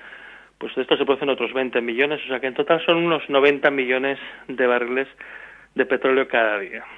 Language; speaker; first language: Spanish; native; Spanish